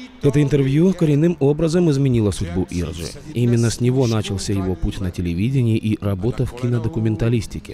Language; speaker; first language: Russian; native; Russian